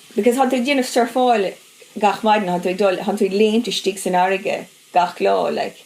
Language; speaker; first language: Irish; non-native, local second language; English